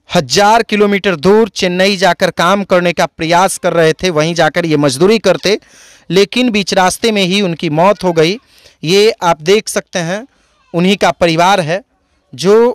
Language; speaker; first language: Hindi; native; Hindi